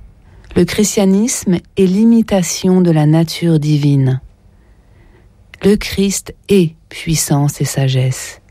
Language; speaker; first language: French; native; French